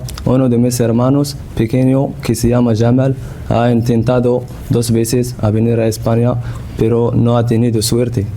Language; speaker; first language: Spanish; non-native, learner; Central Atlas Tamazight